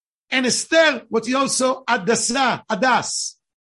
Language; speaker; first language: English; non-native, fluent; Hebrew